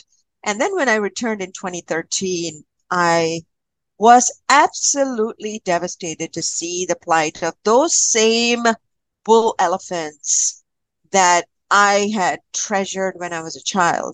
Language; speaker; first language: English; non-native, local second language; Malayalam